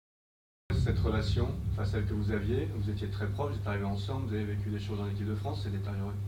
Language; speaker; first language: French; native; French